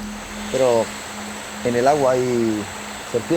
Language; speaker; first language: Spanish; non-native, learner; Italian